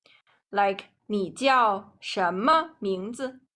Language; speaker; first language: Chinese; non-native, fluent; Nepali